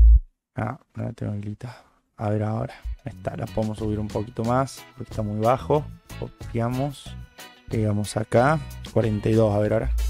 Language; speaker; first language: Spanish; native; Spanish